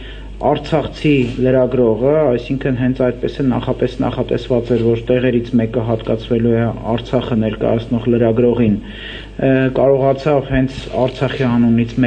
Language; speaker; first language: Armenian; native; Armenian